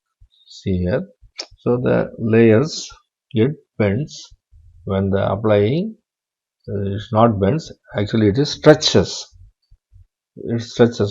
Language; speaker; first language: English; non-native, local second language; Tamil